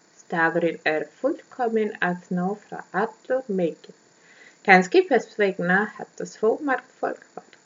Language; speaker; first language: Icelandic; non-native, learner; German